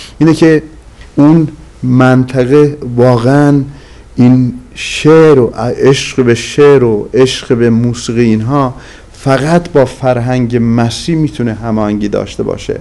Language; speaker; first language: Persian; non-native, local second language; Azerbaijani